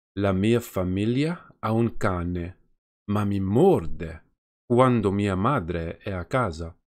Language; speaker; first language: Italian; non-native, learner; Afrikaans